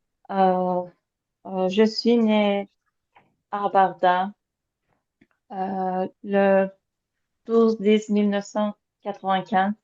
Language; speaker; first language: French; non-native, learner; Azerbaijani